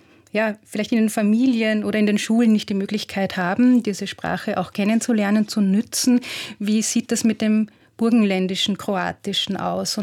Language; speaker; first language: German; native; German